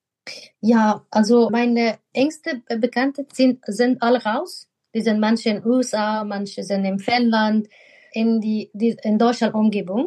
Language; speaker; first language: German; non-native, fluent; Persian